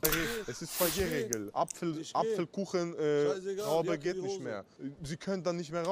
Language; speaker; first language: German; early bilingual, other home language; Russian